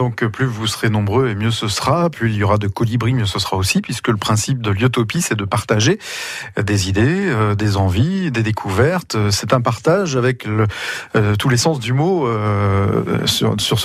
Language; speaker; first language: French; native; French